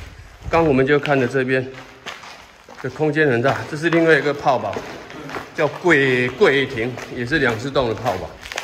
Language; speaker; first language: Chinese; native; Chinese